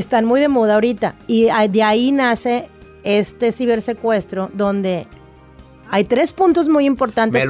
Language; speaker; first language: Spanish; native; Spanish